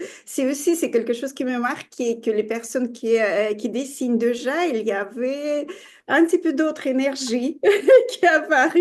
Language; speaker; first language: French; non-native, fluent; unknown